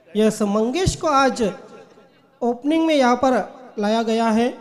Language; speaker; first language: Hindi; non-native, local second language; Marathi